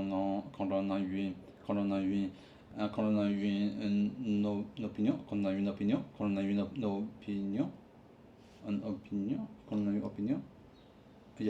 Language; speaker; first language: French; non-native, learner; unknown